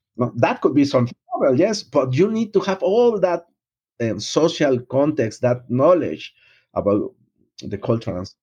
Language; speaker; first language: English; non-native, fluent; Spanish